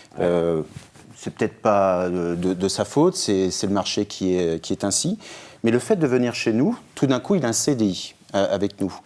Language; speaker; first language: French; native; French